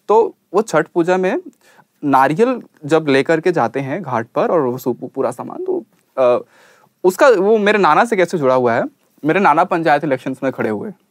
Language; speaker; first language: Hindi; native; Hindi